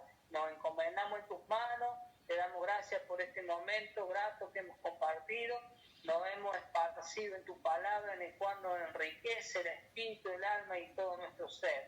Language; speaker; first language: Spanish; native; Spanish